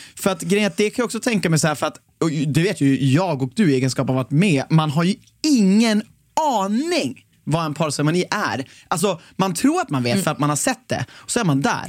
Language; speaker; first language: Swedish; native; Swedish